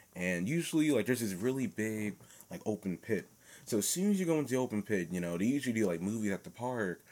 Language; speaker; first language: English; native; English